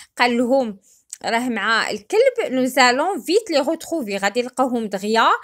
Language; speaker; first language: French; non-native, local second language; Arabic